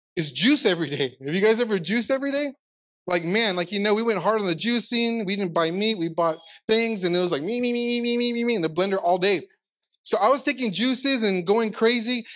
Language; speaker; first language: English; native; English